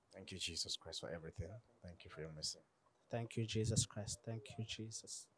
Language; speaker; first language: English; non-native, local second language; Tswana